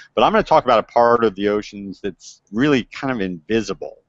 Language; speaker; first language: English; native; English